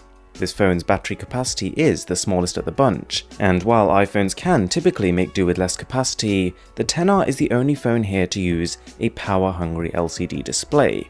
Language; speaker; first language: English; native; English